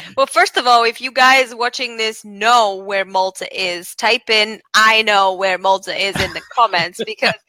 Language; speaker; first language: English; non-native, fluent; Bulgarian